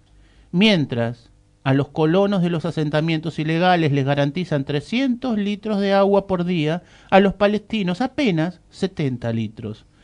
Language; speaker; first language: Spanish; native; Spanish